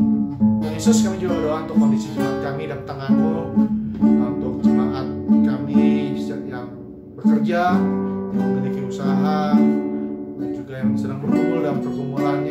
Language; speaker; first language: Indonesian; native; Indonesian